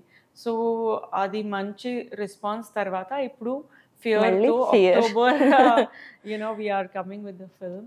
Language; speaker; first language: Telugu; non-native, learner; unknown